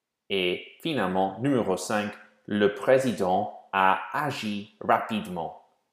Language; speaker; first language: French; non-native, fluent; English